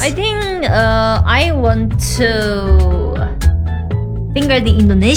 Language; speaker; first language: English; non-native, learner; Korean